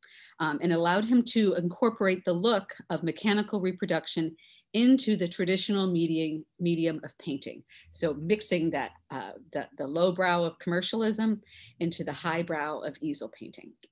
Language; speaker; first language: English; native; English